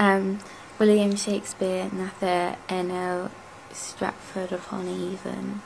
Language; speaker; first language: Spanish; non-native, learner; English